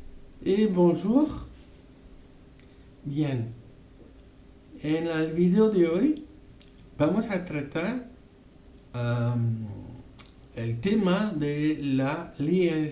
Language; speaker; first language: Spanish; non-native, fluent; French